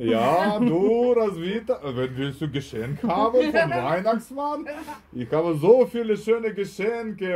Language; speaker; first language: German; non-native, learner; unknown